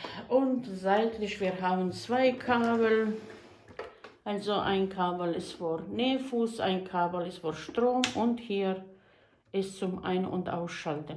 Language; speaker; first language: German; non-native, fluent; Bosnian